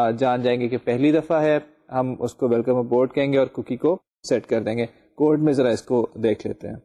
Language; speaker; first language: Urdu; native; Urdu